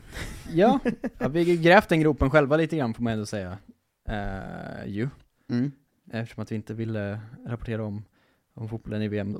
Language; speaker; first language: Swedish; native; Swedish